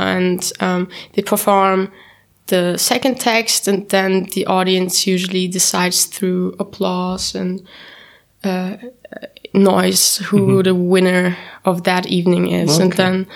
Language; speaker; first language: English; non-native, fluent; German